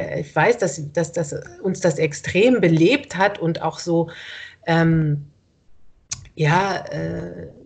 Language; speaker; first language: German; native; German